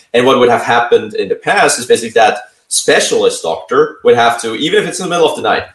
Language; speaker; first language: English; non-native, fluent; Swiss German